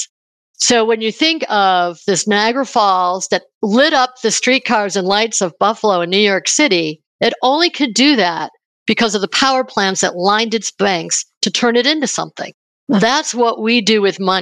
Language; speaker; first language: English; native; English